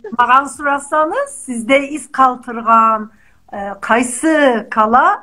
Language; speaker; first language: Kazakh; non-native, fluent; Turkish